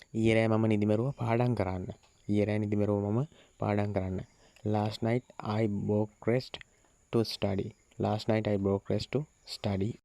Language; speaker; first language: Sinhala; native; Sinhala